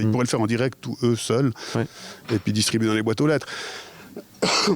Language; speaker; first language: French; native; French